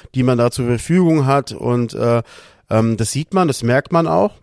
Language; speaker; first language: German; early bilingual, other home language; Portuguese